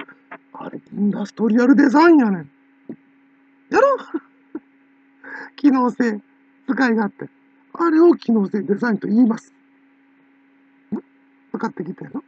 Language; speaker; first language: Japanese; native; Japanese